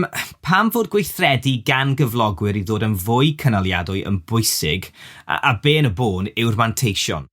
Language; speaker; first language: Welsh; native; Welsh